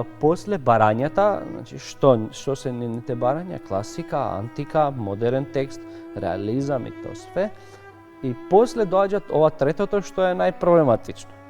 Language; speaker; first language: Macedonian; non-native, local second language; Albanian